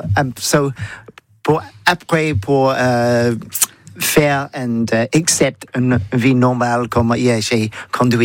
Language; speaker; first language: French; non-native, learner; English